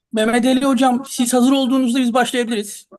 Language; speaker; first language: Turkish; native; Turkish